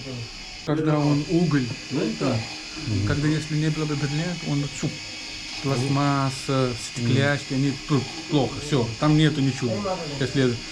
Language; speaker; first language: Russian; non-native, learner; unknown